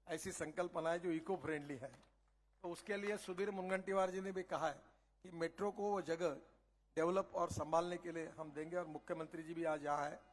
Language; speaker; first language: Hindi; non-native, local second language; Marathi